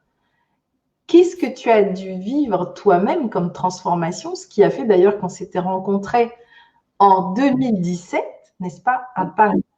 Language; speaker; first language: French; native; French